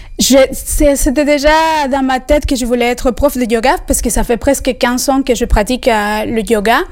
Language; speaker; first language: French; non-native, fluent; Spanish